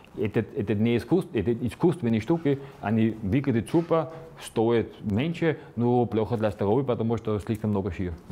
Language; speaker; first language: Russian; non-native, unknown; Slovenian